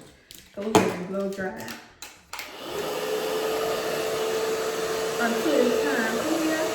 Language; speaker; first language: English; native; English